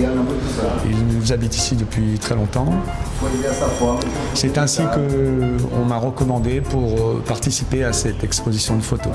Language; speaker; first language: French; non-native, fluent; Portuguese